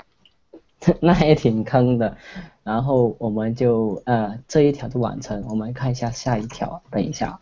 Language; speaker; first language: Chinese; non-native, local second language; Cantonese